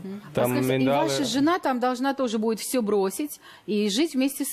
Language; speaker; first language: Russian; native; Russian